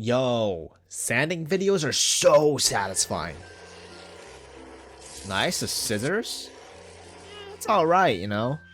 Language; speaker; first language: English; native; English